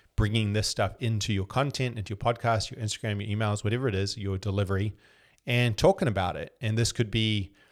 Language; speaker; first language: English; native; English